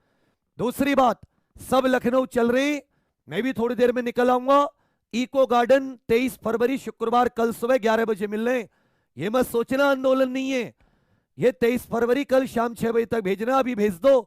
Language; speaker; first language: Hindi; native; Hindi